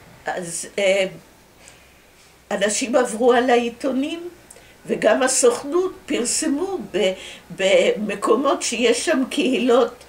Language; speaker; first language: Hebrew; early bilingual, other home language; Dutch